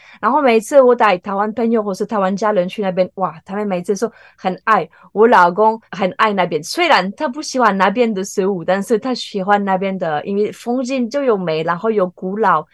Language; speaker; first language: Chinese; non-native, fluent; French